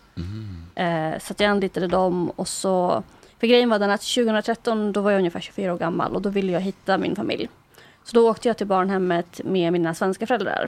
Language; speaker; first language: Swedish; early bilingual, other home language; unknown